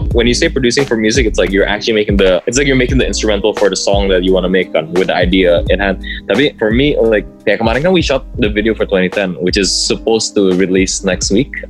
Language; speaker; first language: English; early bilingual, heritage; English